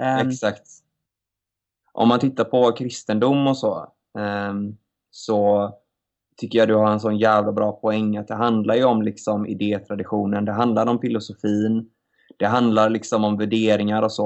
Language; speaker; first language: Swedish; native; Swedish